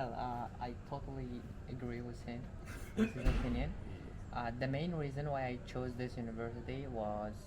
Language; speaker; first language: English; non-native, fluent; Uzbek